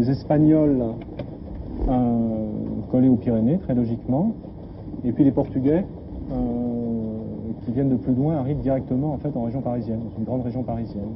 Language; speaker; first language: French; native; French